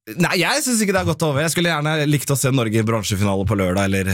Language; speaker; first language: Norwegian; native; Norwegian